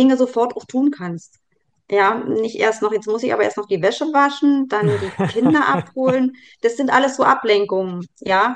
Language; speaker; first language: German; native; German